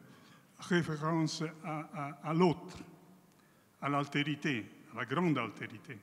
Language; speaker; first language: French; non-native, fluent; Italian